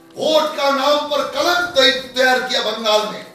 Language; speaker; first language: Hindi; non-native, local second language; Bangla